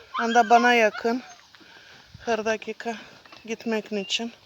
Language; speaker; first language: Turkish; non-native, learner; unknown